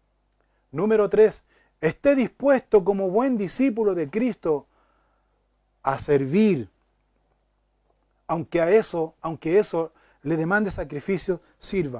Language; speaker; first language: Spanish; native; Spanish